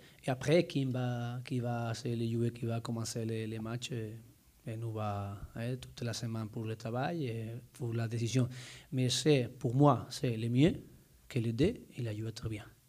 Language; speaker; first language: French; non-native, learner; Spanish